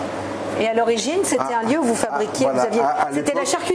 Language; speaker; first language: French; native; French